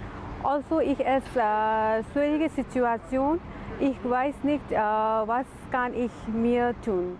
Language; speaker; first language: German; non-native, learner; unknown